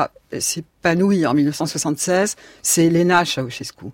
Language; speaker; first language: French; native; French